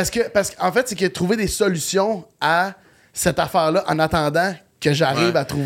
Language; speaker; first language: French; native; French